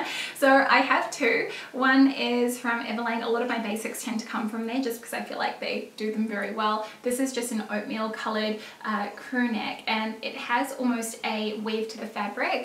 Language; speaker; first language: English; native; English